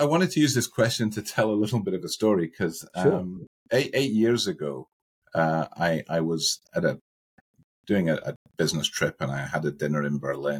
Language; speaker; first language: English; native; English